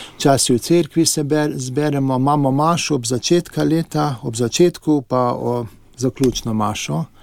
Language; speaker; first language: Slovenian; early bilingual, heritage; English